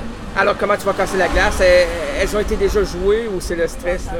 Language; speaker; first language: French; native; French